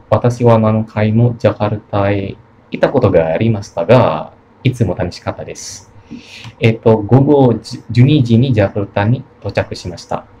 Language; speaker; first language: Japanese; non-native, learner; Indonesian